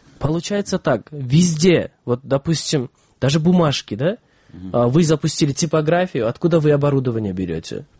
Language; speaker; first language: Russian; non-native, local second language; Kyrgyz